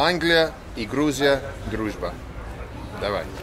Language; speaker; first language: Russian; non-native, learner; English